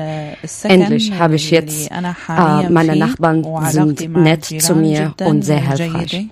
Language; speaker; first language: German; non-native, learner; Arabic